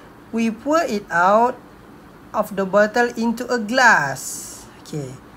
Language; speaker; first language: English; non-native, local second language; Malay